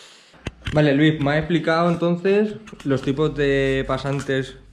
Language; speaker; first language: Spanish; native; Spanish